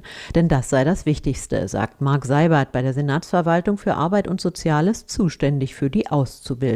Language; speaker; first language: German; native; German